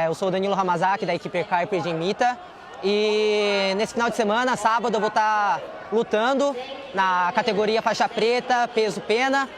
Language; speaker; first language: Portuguese; native; Portuguese